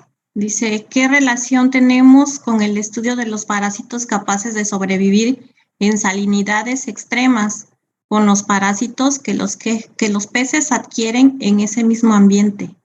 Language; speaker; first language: Spanish; native; Spanish